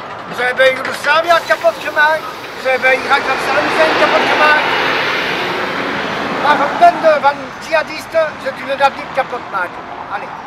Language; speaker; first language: Dutch; non-native, learner; Arabic